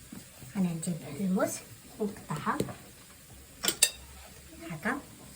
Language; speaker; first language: Arabic; native; Arabic